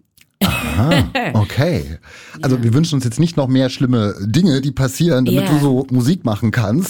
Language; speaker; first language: German; native; German